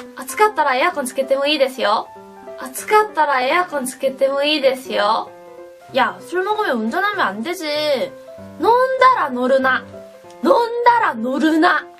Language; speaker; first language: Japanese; non-native, fluent; Korean